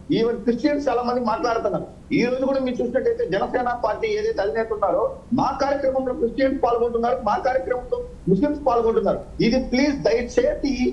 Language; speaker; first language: Telugu; native; Telugu